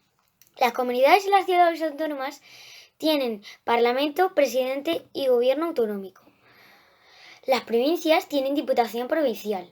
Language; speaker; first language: Spanish; native; Spanish